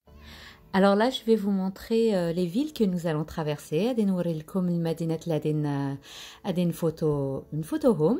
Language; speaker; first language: French; non-native, local second language; Arabic